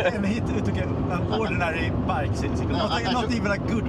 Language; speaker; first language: English; non-native, fluent; Swedish